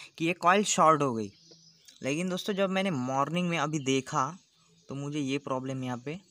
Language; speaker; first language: Hindi; non-native, local second language; Marathi